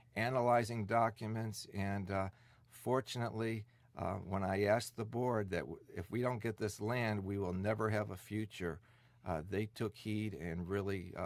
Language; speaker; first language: English; native; English